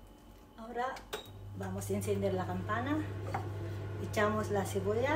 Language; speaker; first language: Spanish; non-native, learner; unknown